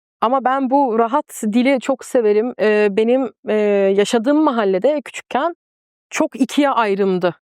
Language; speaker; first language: Turkish; non-native, fluent; Danish